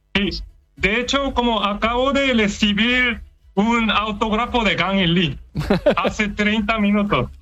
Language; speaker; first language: Spanish; non-native, fluent; Korean